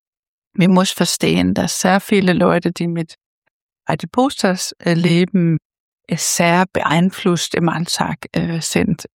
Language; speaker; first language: German; non-native, fluent; Danish